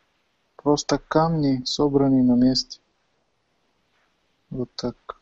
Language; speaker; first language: Russian; non-native, fluent; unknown